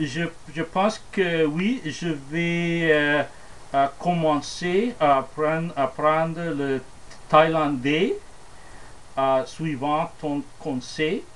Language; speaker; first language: French; non-native, fluent; English